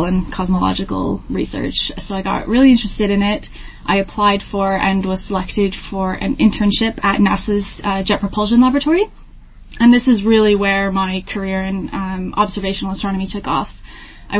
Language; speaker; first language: English; native; English